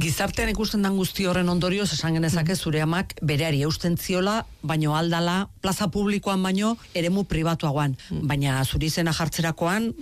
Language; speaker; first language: Basque; native; Basque